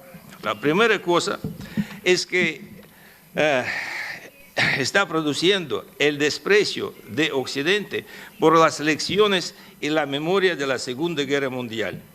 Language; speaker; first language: Spanish; non-native, fluent; Russian